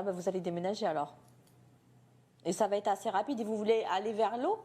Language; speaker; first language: French; native; French